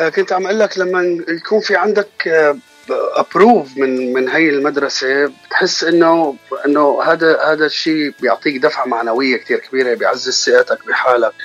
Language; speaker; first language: Arabic; native; Arabic